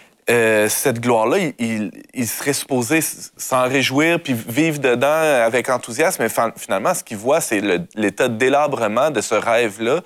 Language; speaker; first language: French; native; French